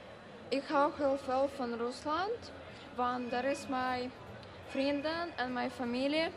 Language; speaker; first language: German; non-native, learner; Russian